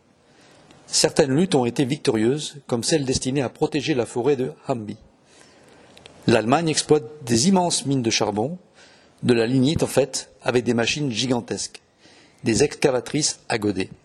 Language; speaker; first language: French; native; French